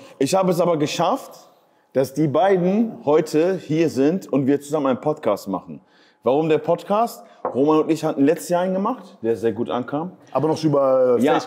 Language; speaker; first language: German; native; German